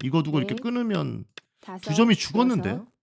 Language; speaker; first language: Korean; native; Korean